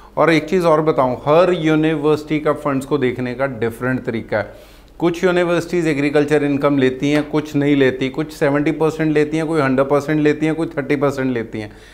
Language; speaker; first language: Hindi; non-native, local second language; Punjabi